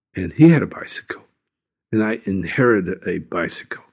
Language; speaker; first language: English; non-native, fluent; Japanese